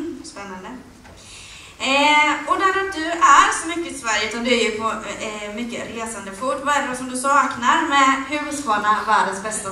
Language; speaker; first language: Swedish; native; Swedish